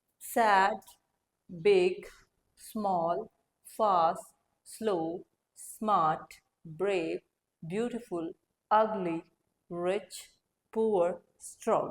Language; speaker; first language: English; non-native, local second language; Hindi